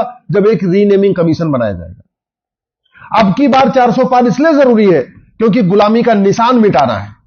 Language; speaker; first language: Hindi; native; Hindi